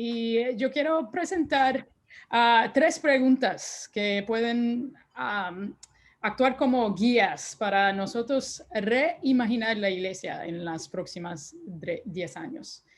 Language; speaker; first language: Spanish; early bilingual, heritage; Spanish